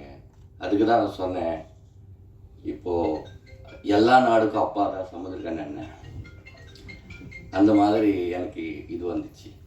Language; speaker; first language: Tamil; non-native, learner; Telugu